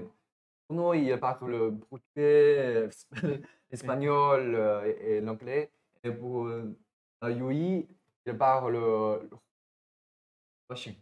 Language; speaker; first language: French; non-native, fluent; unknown